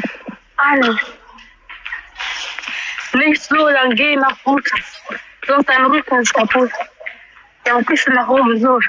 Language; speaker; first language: German; early bilingual, other home language; Amharic